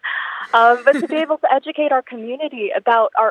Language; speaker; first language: English; non-native, local second language; Filipino